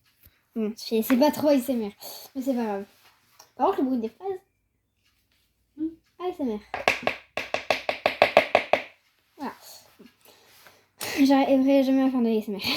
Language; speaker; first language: French; native; French